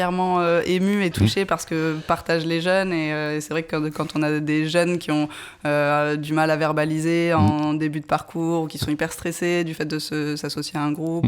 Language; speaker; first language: French; native; French